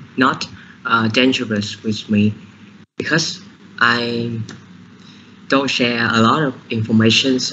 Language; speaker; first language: English; non-native, learner; Vietnamese